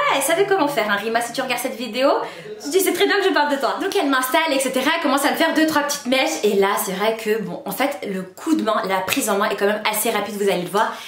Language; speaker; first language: French; native; French